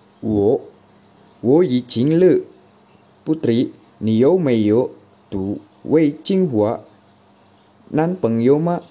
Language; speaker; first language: Chinese; non-native, learner; Indonesian